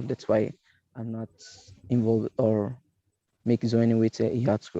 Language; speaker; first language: English; non-native, learner; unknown